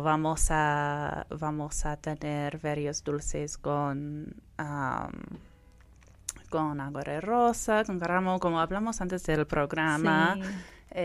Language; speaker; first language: Spanish; non-native, fluent; English